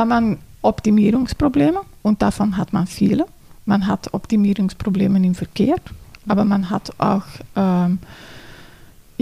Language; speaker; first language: German; non-native, fluent; Dutch